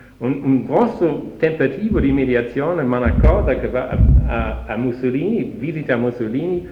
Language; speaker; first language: Italian; non-native, fluent; German